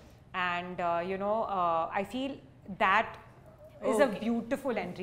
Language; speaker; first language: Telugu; non-native, learner; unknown